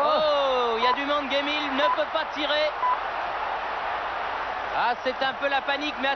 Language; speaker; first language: French; native; French